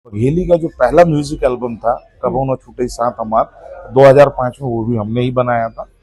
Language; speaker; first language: Hindi; native; Hindi